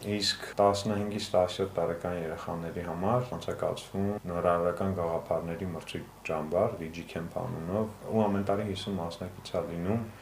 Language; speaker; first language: Armenian; native; Armenian